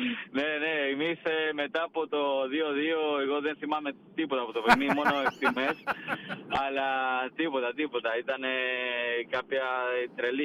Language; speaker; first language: Greek; non-native, fluent; Spanish